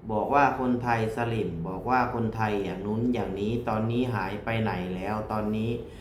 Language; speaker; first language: Thai; native; Thai